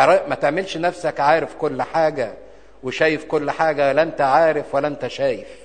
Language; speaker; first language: Arabic; native; Arabic